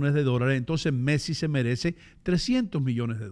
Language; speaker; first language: Spanish; native; Spanish